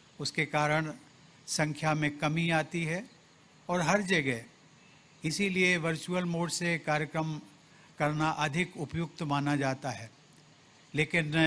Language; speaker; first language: Hindi; native; Hindi